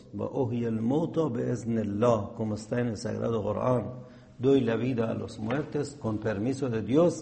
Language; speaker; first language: Spanish; non-native, fluent; Persian